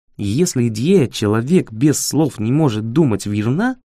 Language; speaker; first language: Russian; non-native, fluent; English